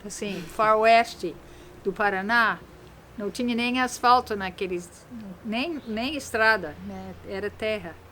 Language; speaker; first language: Portuguese; non-native, fluent; English